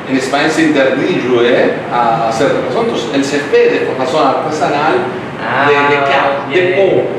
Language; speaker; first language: French; non-native, learner; Spanish